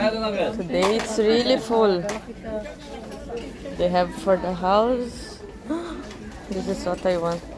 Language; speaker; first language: English; non-native, learner; Portuguese